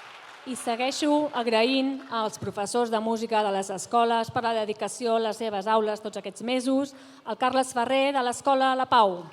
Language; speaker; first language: Catalan; native; Catalan